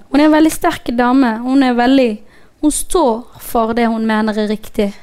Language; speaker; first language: Norwegian; non-native, fluent; Somali